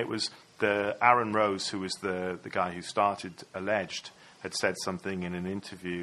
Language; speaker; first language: English; native; English